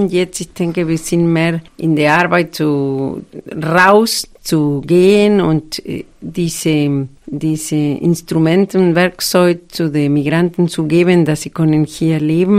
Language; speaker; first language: German; non-native, fluent; Spanish